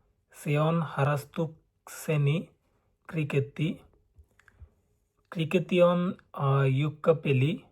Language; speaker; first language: Finnish; non-native, learner; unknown